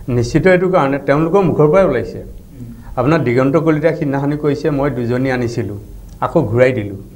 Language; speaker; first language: Assamese; native; Assamese